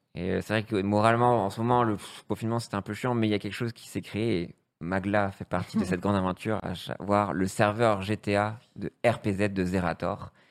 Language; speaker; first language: French; native; French